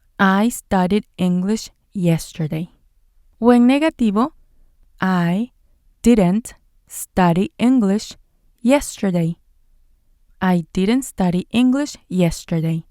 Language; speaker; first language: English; non-native, fluent; Spanish